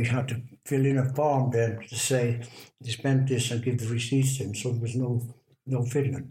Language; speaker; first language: English; native; English